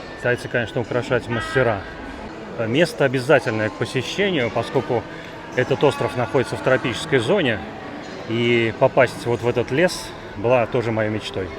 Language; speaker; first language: Russian; native; Russian